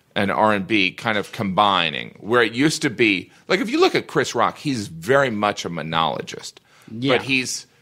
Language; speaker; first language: English; native; English